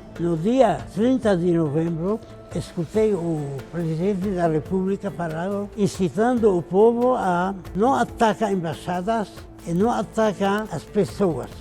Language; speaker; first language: Portuguese; non-native, fluent; Arabic